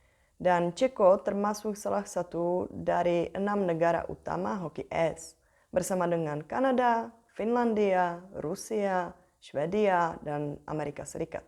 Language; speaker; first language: Indonesian; non-native, fluent; Czech